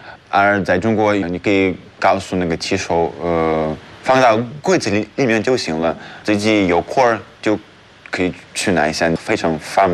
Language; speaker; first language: Chinese; non-native, fluent; Russian